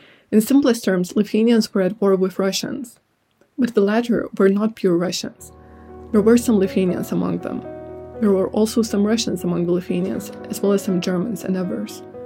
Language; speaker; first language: English; non-native, fluent; Lithuanian